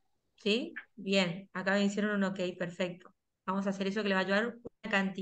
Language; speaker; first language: Spanish; native; Spanish